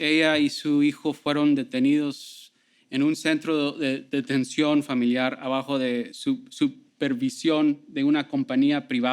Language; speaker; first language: Spanish; early bilingual, heritage; Spanish